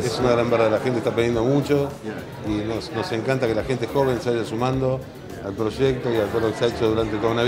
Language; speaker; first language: Spanish; native; Spanish